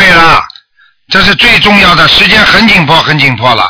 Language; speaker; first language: Chinese; native; Chinese